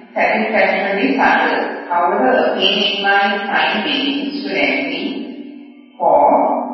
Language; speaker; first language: English; non-native, local second language; Sinhala